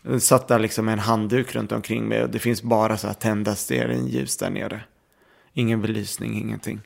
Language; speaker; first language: Swedish; early bilingual, other home language; Arabic